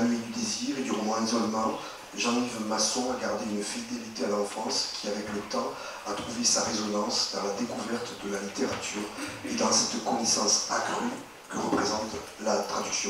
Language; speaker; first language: French; native; French